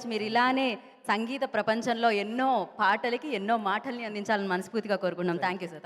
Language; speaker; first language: Telugu; native; Telugu